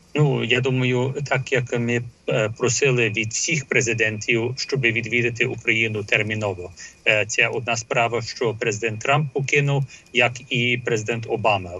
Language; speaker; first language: Ukrainian; early bilingual, heritage; Ukrainian